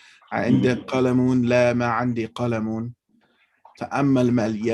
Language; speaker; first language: Arabic; non-native, fluent; English